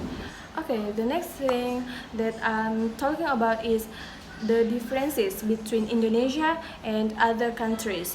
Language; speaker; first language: English; non-native, learner; Indonesian